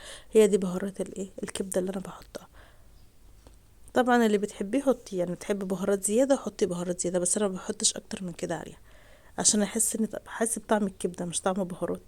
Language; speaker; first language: Arabic; native; Arabic